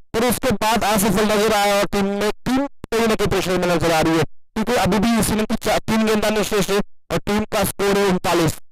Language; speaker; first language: Hindi; non-native, local second language; Marathi